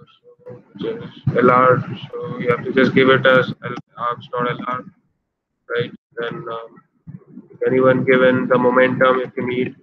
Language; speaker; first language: English; non-native, local second language; Hindi